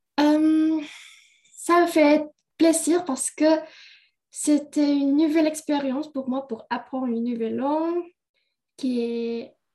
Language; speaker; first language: French; non-native, learner; Indonesian